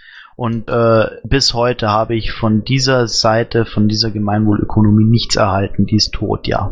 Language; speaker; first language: German; native; German